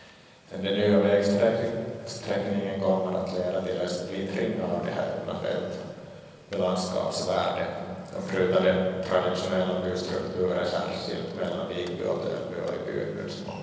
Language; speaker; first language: Swedish; non-native, local second language; Finnish